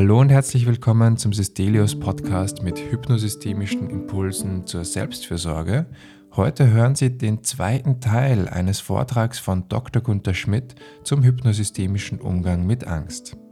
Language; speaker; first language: German; native; German